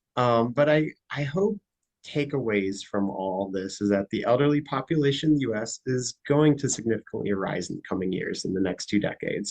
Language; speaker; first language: English; native; English